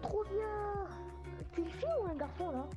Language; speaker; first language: French; native; French